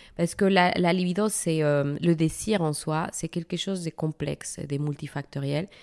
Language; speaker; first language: French; non-native, fluent; Spanish